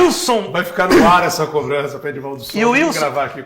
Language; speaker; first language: Portuguese; native; Portuguese